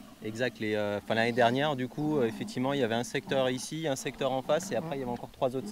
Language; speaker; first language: French; native; French